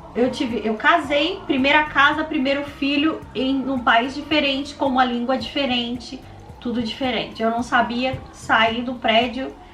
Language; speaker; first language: Portuguese; native; Portuguese